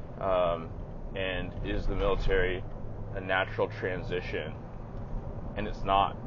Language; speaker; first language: English; native; English